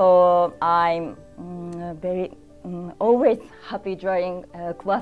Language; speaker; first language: English; non-native, learner; Japanese